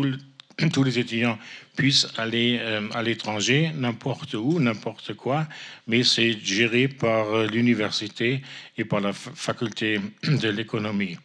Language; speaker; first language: French; non-native, fluent; German